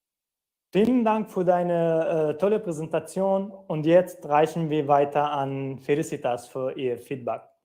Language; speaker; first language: German; non-native, fluent; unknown